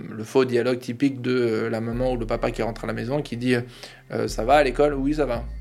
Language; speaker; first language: French; native; French